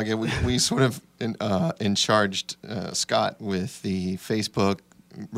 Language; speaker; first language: English; native; English